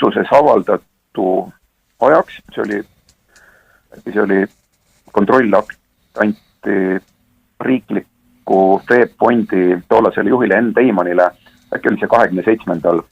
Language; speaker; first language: Estonian; native; Estonian